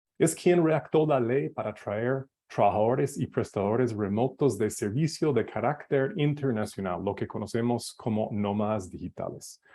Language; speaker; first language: Spanish; non-native, fluent; English